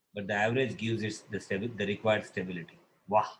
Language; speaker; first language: English; non-native, local second language; Marathi